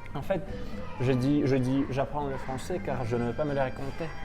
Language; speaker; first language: French; non-native, fluent; Russian